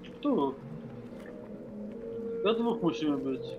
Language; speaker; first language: Polish; native; Polish